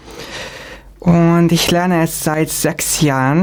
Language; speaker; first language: German; non-native, fluent; Hungarian